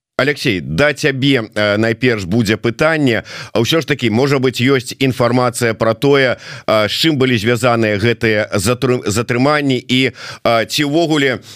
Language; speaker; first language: Belarusian; native; Belarusian